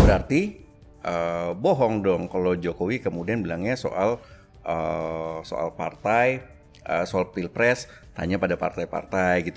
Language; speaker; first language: Indonesian; native; Indonesian